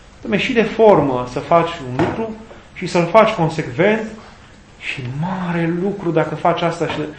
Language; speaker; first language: Romanian; native; Romanian